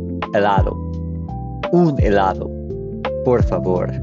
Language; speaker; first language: Spanish; non-native, learner; English